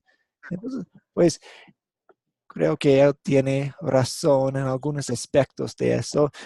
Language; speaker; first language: Spanish; non-native, fluent; English